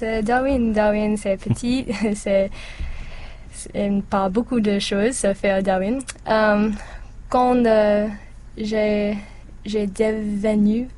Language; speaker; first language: French; non-native, learner; English